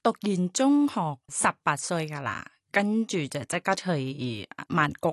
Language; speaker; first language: Cantonese; non-native, learner; Thai